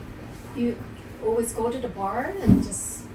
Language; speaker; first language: English; non-native, learner; Japanese